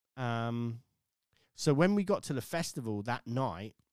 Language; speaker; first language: English; native; English